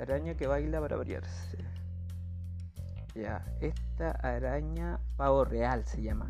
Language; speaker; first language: Spanish; native; Spanish